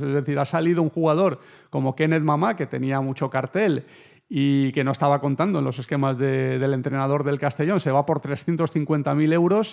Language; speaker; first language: Spanish; native; Spanish